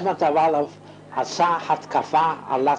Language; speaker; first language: Hebrew; non-native, fluent; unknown